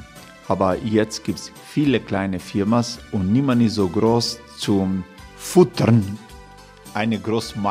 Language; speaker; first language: German; non-native, learner; Croatian